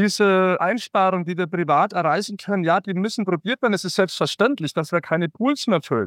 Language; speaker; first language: German; native; German